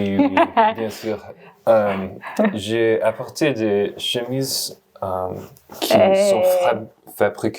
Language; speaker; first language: French; non-native, learner; English